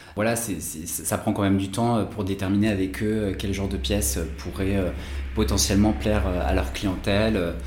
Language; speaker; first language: French; native; French